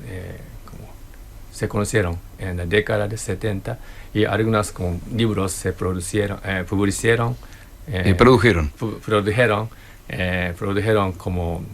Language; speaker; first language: Spanish; non-native, learner; Japanese